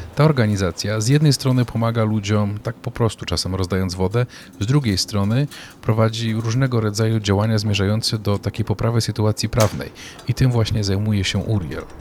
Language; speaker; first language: Polish; native; Polish